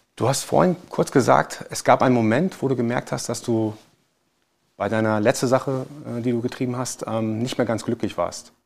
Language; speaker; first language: German; early bilingual, other home language; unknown